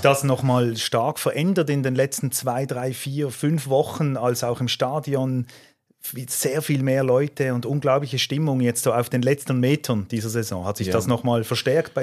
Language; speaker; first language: German; native; German